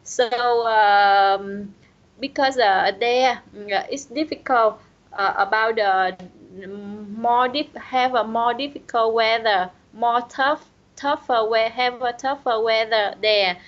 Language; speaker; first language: English; non-native, learner; Vietnamese